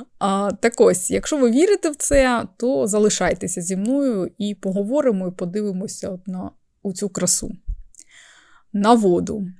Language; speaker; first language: Ukrainian; native; Ukrainian